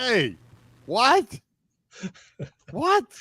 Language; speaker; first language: English; native; English